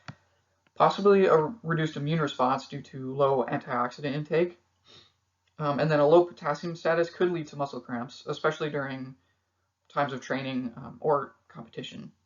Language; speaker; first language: English; native; English